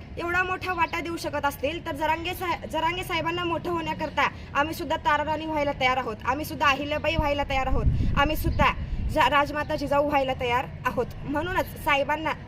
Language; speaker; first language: Marathi; native; Marathi